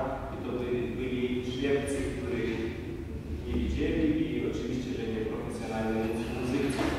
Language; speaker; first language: Polish; non-native, fluent; Ukrainian